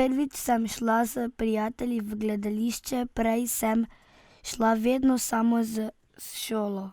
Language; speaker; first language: Slovenian; early bilingual, other home language; Arabic